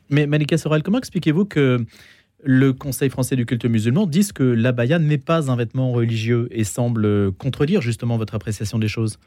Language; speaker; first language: French; native; French